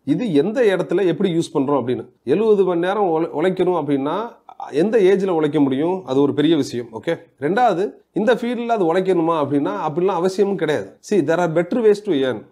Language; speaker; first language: Tamil; native; Tamil